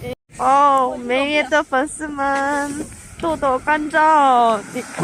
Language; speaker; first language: Chinese; non-native, fluent; Korean